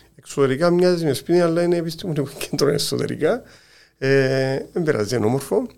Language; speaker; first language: Greek; native; Greek